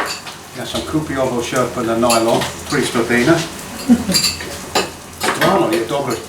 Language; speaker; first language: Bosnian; non-native, learner; English